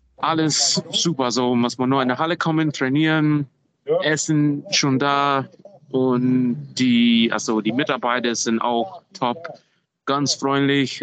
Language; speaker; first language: German; non-native, fluent; English